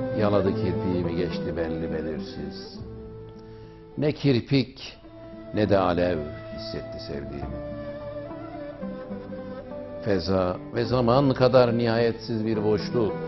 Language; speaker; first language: Turkish; native; Turkish